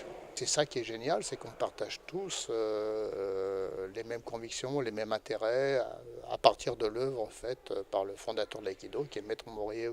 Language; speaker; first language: French; native; French